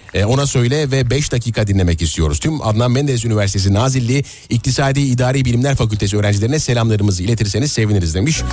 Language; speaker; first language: Turkish; native; Turkish